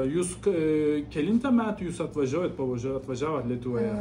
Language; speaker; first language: Lithuanian; non-native, learner; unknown